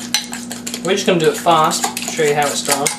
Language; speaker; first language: English; native; English